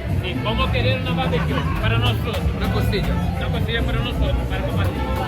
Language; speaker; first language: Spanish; non-native, learner; Portuguese